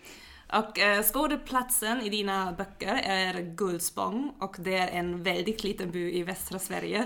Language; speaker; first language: Swedish; non-native, fluent; German